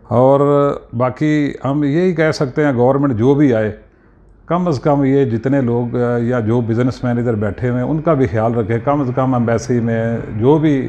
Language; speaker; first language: Urdu; non-native, local second language; Punjabi